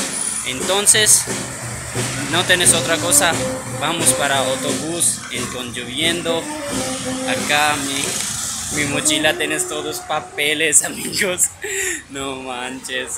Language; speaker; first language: Spanish; non-native, learner; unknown